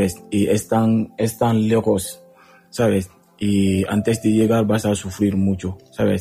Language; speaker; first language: Spanish; non-native, learner; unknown